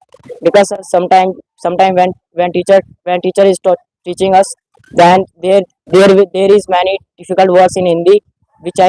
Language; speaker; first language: English; non-native, learner; Hindi